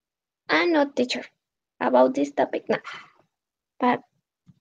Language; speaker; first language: English; non-native, learner; Spanish